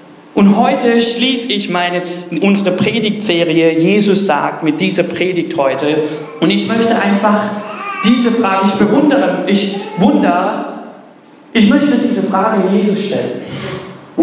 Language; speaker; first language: German; non-native, fluent; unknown